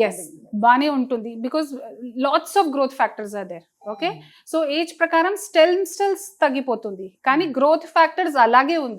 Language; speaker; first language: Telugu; non-native, local second language; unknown